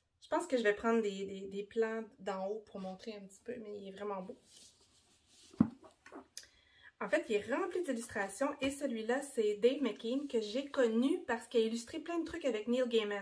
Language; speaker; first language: French; native; French